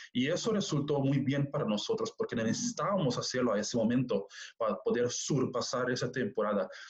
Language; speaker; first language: Spanish; non-native, fluent; Papiamento